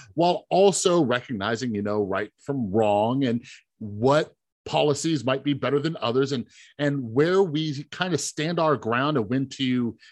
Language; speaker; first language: English; native; English